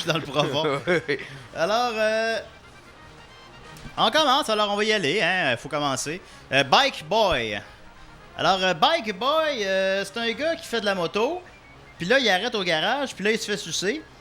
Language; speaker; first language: French; native; French